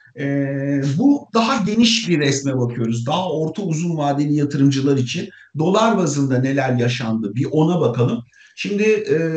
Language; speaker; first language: Turkish; native; Turkish